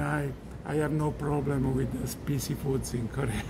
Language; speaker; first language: English; non-native, learner; Italian